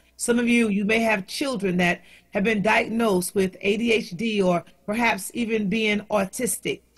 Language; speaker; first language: English; native; English